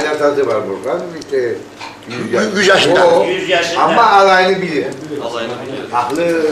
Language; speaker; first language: Turkish; early bilingual, heritage; Turkish